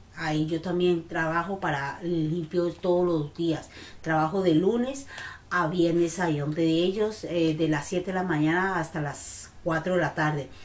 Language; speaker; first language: Spanish; native; Spanish